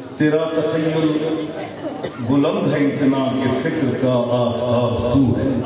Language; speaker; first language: Urdu; non-native, local second language; Saraiki